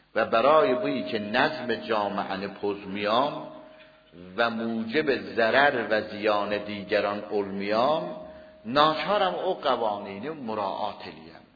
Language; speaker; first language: Persian; non-native, local second language; Azerbaijani